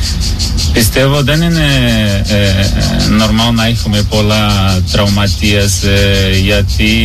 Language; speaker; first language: Greek; non-native, learner; Portuguese